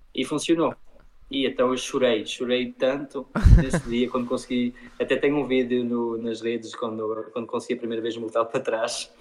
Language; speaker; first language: Portuguese; early bilingual, heritage; Portuguese